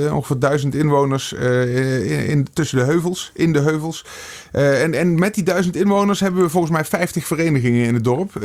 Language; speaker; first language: Dutch; native; Dutch